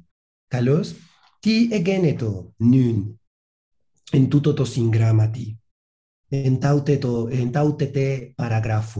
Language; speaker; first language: Greek; non-native, fluent; Spanish